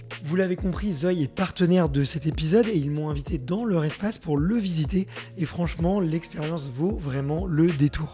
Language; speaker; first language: French; native; French